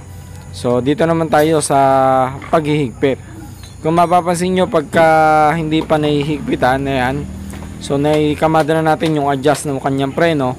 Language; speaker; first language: Filipino; native; Filipino